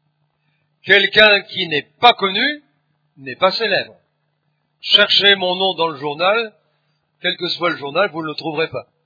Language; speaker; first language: French; native; French